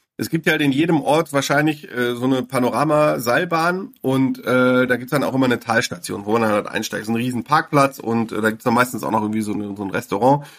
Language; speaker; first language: German; native; German